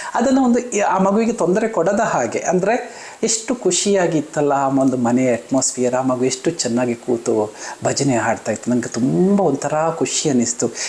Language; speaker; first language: Kannada; non-native, local second language; Malayalam